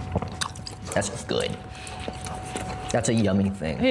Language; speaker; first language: English; native; English